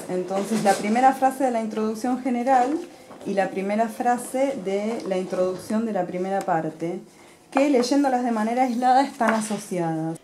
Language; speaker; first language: Spanish; native; Spanish